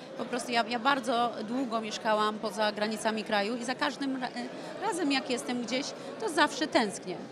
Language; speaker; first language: Polish; native; Polish